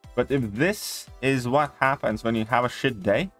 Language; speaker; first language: English; non-native, fluent; Latvian